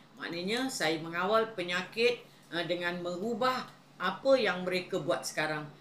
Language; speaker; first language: Malay; native; Malay